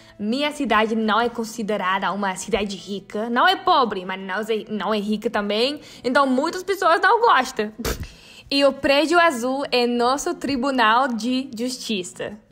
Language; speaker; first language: Portuguese; non-native, learner; Dutch